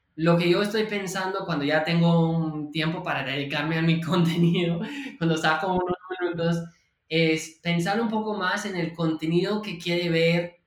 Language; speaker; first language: Spanish; non-native, fluent; English